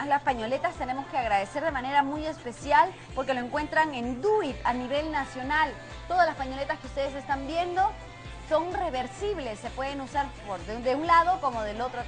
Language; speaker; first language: Spanish; native; Spanish